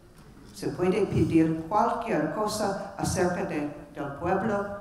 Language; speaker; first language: Spanish; non-native, learner; English